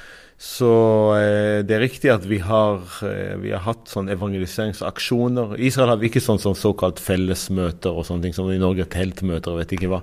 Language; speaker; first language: Norwegian; non-native, fluent; Arabic